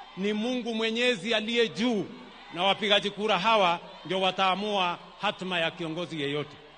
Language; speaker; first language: Swahili; non-native, local second language; Kalenjin